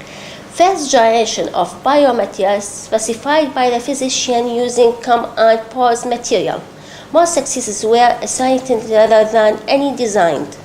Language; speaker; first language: English; non-native, local second language; Arabic